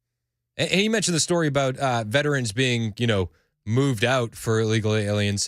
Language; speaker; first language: English; native; English